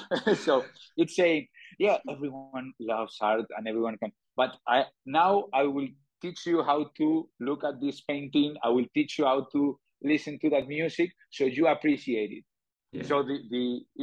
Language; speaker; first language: English; non-native, fluent; Spanish